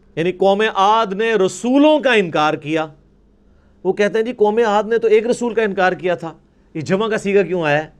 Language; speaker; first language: Urdu; non-native, local second language; Punjabi